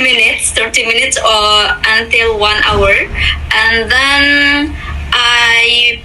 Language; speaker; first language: English; non-native, fluent; Indonesian